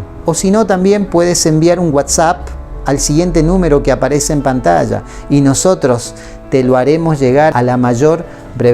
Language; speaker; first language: Spanish; native; Spanish